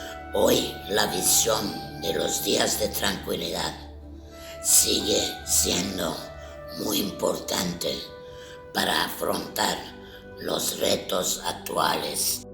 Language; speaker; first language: Spanish; non-native, fluent; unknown